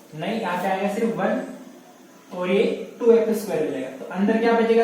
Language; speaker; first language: Hindi; non-native, local second language; Marathi